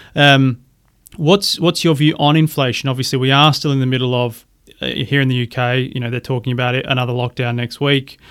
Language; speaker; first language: English; native; English